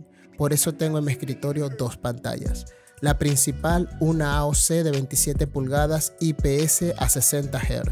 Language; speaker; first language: Spanish; native; Spanish